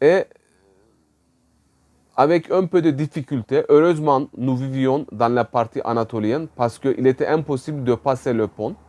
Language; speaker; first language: French; non-native, fluent; Turkish